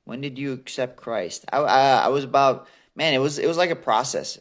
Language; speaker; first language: English; early bilingual, other home language; Assyrian Neo-Aramaic